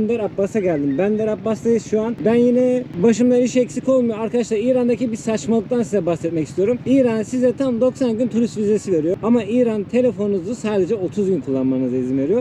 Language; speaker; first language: Turkish; native; Turkish